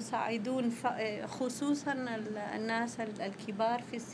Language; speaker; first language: Arabic; non-native, fluent; Spanish